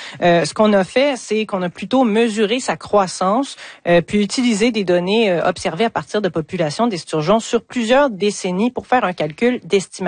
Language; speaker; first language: French; native; French